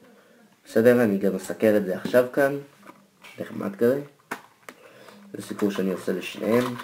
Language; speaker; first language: Hebrew; native; Hebrew